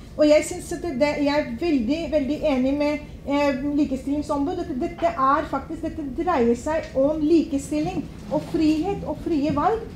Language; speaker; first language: Norwegian; non-native, fluent; Urdu